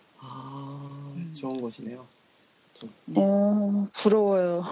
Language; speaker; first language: Korean; non-native, learner; Japanese